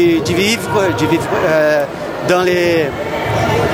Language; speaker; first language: French; non-native, fluent; Portuguese